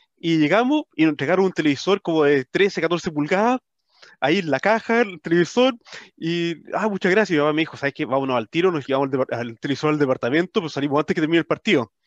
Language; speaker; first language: Spanish; early bilingual, heritage; Spanish